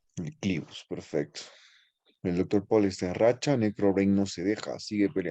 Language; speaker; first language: Spanish; native; Spanish